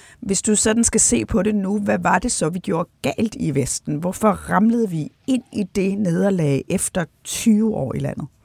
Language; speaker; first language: Danish; native; Danish